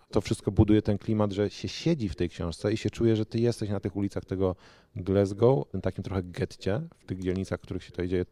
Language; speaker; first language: Polish; native; Polish